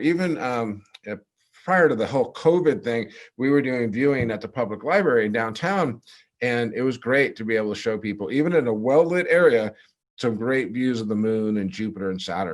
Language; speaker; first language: English; native; English